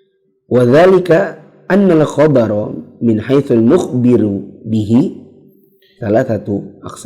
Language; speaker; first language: Arabic; non-native, fluent; Indonesian